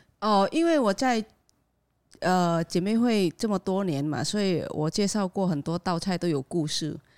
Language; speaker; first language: Chinese; non-native, fluent; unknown